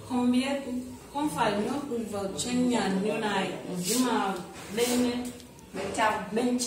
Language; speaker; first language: Vietnamese; non-native, learner; Portuguese